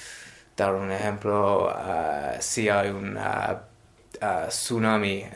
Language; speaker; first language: Spanish; non-native, learner; English